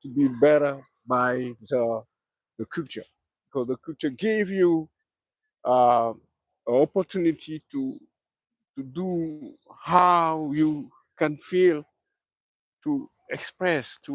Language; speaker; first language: English; non-native, learner; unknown